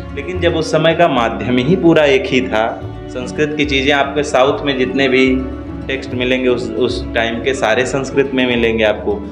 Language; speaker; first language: Hindi; native; Hindi